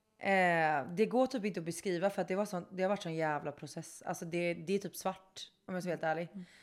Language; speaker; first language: Swedish; native; Swedish